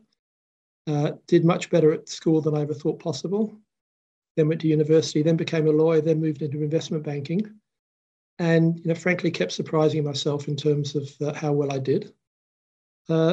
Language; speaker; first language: English; native; English